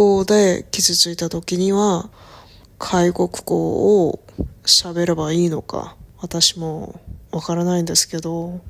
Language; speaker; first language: Japanese; non-native, learner; Korean